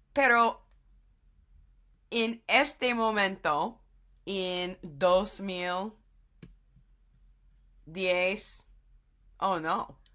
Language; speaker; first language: Spanish; non-native, fluent; English